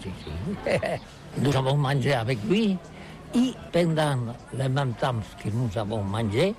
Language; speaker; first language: French; non-native, learner; Catalan